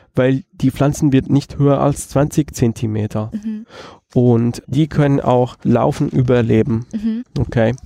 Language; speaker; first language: German; non-native, fluent; Italian